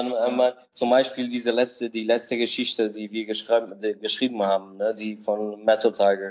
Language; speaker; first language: German; non-native, learner; Portuguese